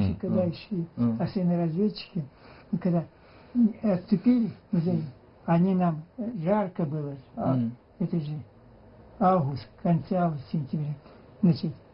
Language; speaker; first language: Russian; native; Russian